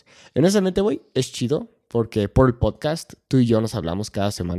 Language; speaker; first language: Spanish; non-native, fluent; English